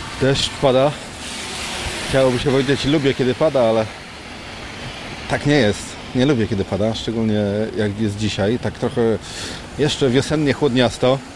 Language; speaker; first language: Polish; native; Polish